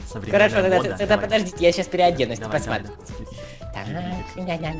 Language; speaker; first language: Russian; native; Russian